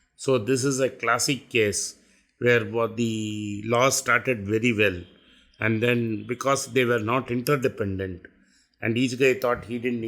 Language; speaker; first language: English; non-native, local second language; Tamil